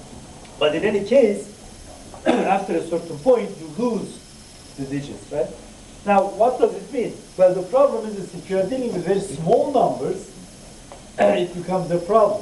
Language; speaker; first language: English; non-native, fluent; Turkish